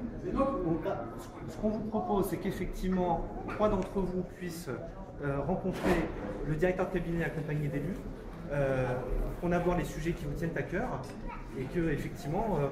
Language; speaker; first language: French; native; French